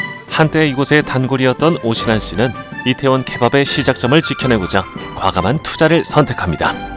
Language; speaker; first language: Korean; native; Korean